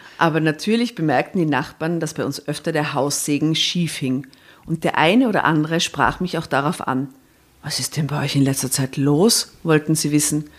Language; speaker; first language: German; early bilingual, other home language; Serbian